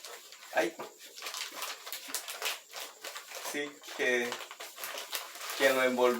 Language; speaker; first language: Spanish; native; Spanish